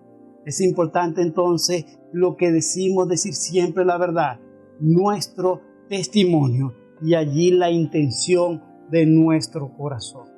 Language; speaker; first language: Spanish; native; Spanish